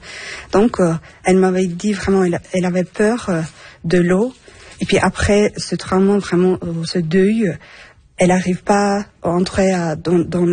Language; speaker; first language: French; non-native, fluent; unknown